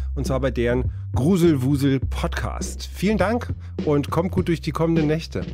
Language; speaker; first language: German; native; German